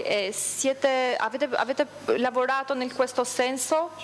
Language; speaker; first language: Italian; non-native, fluent; Albanian